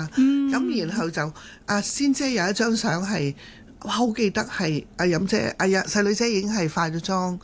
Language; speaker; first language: Cantonese; native; Cantonese